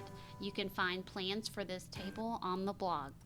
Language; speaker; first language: English; native; English